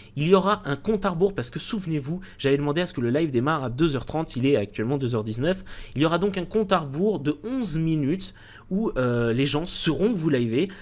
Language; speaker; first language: French; native; French